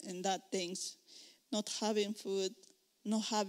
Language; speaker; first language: English; non-native, learner; Spanish